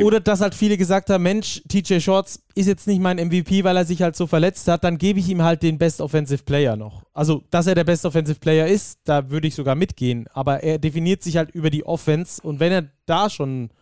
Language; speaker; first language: German; native; German